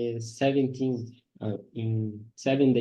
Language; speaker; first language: English; non-native, learner; Portuguese